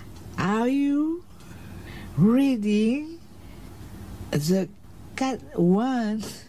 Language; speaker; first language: English; non-native, learner; French